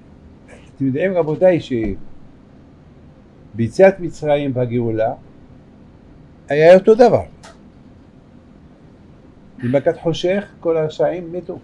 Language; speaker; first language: Hebrew; non-native, fluent; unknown